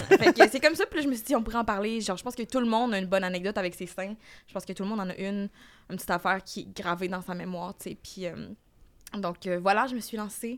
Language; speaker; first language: French; native; French